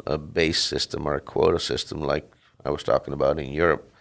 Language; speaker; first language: English; non-native, fluent; Dutch